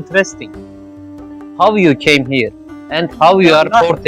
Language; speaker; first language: English; non-native, fluent; Turkish